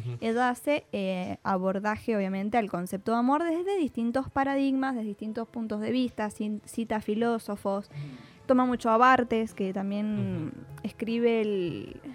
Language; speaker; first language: Spanish; native; Spanish